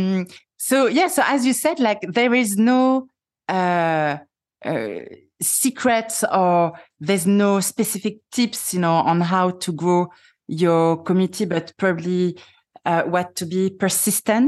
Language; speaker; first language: English; non-native, fluent; French